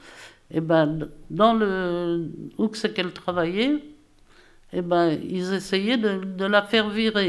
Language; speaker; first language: French; native; French